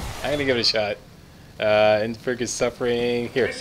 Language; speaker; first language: English; native; English